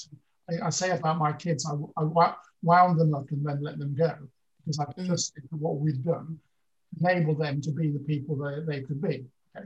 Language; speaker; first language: English; native; English